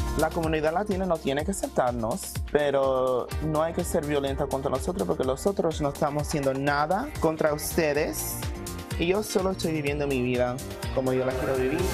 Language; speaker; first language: Spanish; early bilingual, heritage; Spanish